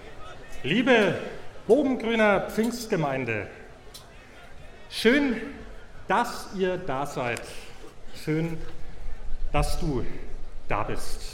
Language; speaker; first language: German; native; German